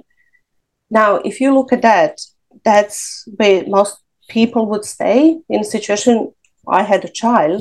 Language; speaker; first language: English; non-native, fluent; Serbian